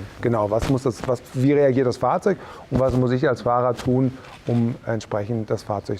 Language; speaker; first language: German; native; German